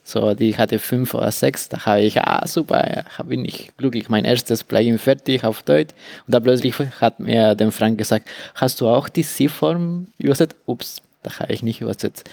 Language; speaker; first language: German; non-native, fluent; Spanish